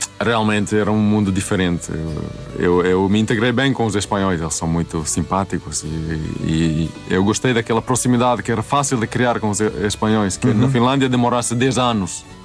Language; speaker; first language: Portuguese; non-native, fluent; Swedish